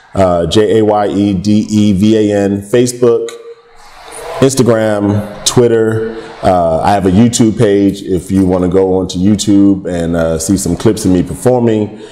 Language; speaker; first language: English; native; English